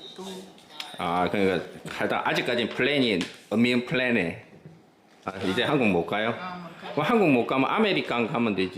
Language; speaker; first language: Korean; native; Korean